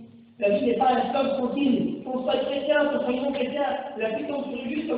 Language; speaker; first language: French; native; French